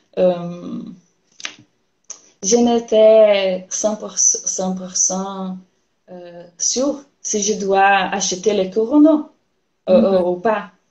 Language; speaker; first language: French; non-native, learner; Portuguese